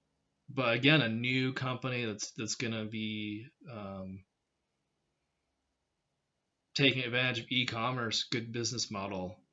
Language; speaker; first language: English; native; English